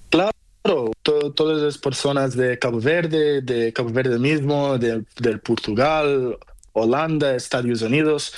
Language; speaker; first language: Spanish; non-native, learner; Portuguese